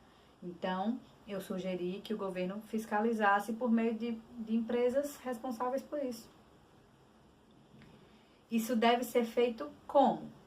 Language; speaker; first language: Portuguese; native; Portuguese